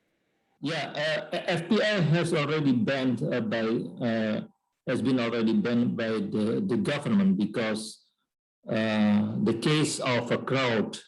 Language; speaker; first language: English; non-native, learner; Indonesian